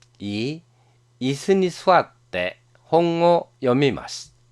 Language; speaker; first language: Japanese; non-native, fluent; Korean